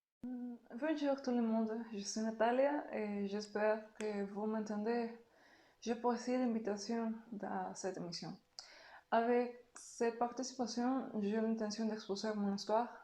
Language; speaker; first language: French; non-native, learner; Spanish